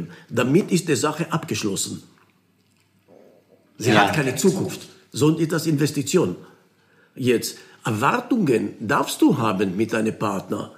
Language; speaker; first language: German; non-native, fluent; Hebrew